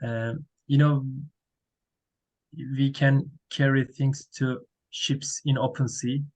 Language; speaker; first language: English; non-native, learner; Turkish